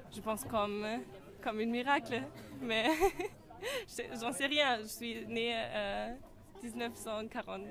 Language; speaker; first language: French; non-native, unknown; German